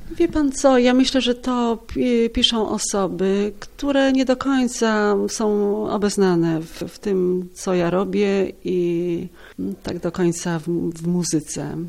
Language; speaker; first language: Polish; native; Polish